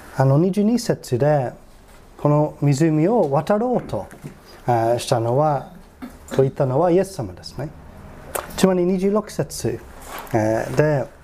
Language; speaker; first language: Japanese; non-native, fluent; English